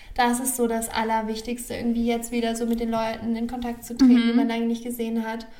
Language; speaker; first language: German; native; German